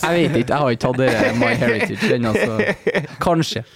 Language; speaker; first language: Norwegian; native; Norwegian